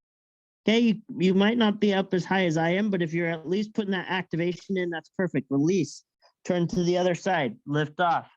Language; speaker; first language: English; native; English